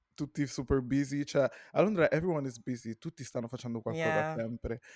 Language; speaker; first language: Italian; native; Italian